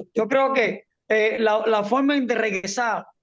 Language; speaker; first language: Spanish; native; Spanish